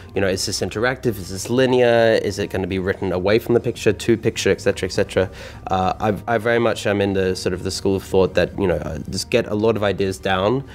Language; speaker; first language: English; native; English